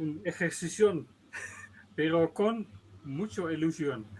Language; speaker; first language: Spanish; non-native, learner; Dutch